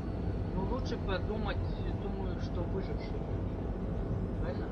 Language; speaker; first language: Russian; native; Russian